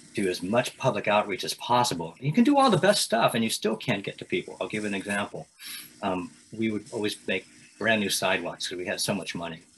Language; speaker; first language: English; native; English